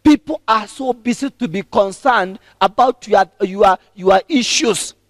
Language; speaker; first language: English; non-native, local second language; Swahili